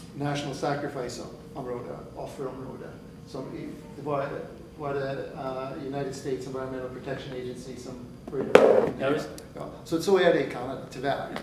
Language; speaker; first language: Swedish; non-native, fluent; English